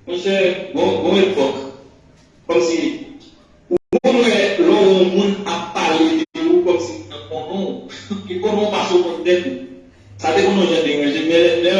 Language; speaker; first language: French; non-native, local second language; Haitian Creole